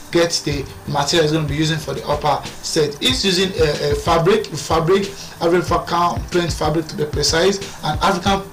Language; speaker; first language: English; non-native, local second language; Yoruba